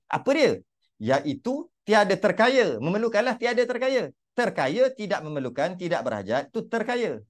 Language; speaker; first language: Malay; native; Malay